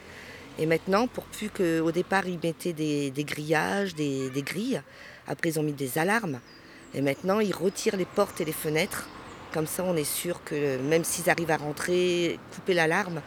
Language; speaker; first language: French; native; French